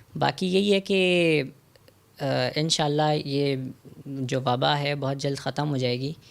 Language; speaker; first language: Urdu; native; Urdu